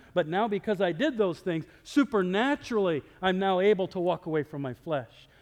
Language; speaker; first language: English; native; English